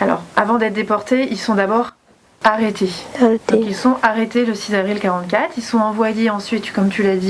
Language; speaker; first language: French; native; French